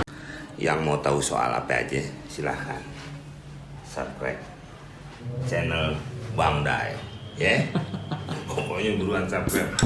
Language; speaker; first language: Indonesian; native; Indonesian